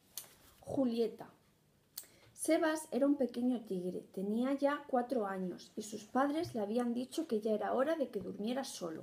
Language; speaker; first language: Spanish; native; Spanish